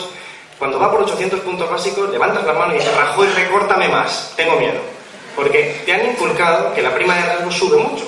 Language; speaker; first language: Spanish; native; Spanish